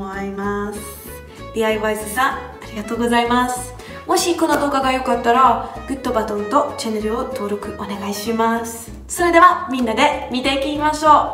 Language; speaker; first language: Japanese; non-native, fluent; Hungarian